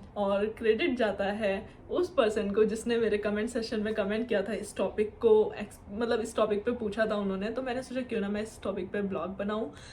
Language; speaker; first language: Hindi; native; Hindi